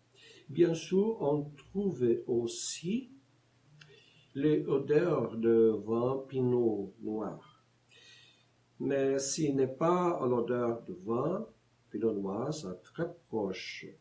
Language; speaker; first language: French; non-native, learner; Portuguese